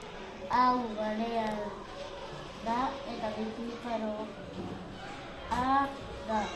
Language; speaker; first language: Basque; non-native, local second language; Spanish